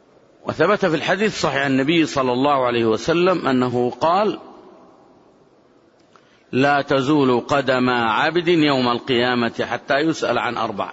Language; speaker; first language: Arabic; native; Arabic